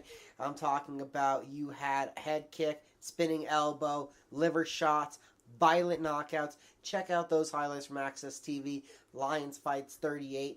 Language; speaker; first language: English; native; English